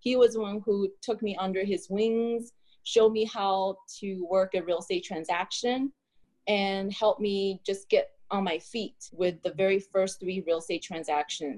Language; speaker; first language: English; early bilingual, other home language; Chinese